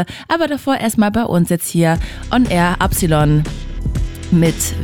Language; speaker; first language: German; native; German